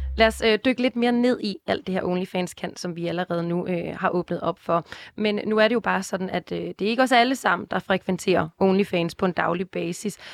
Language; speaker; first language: Danish; native; Danish